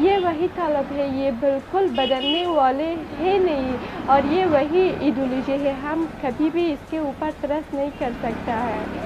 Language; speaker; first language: Hindi; non-native, fluent; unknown